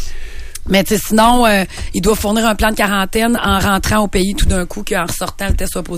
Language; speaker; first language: French; native; French